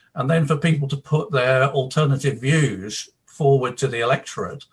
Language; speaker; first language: English; native; English